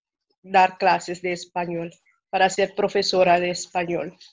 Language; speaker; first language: Spanish; non-native, fluent; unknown